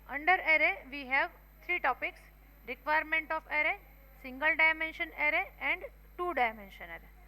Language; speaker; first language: English; non-native, local second language; Gujarati